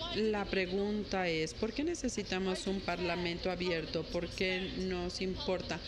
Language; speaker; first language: Spanish; non-native, fluent; Ukrainian